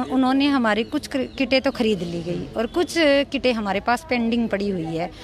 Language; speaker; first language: Hindi; native; Hindi